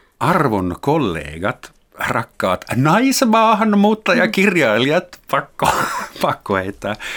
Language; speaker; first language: Finnish; non-native, fluent; German